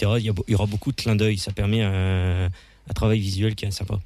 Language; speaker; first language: French; native; French